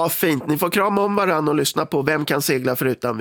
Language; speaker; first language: Swedish; native; Swedish